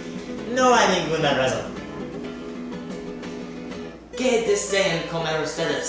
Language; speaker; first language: Spanish; non-native, learner; English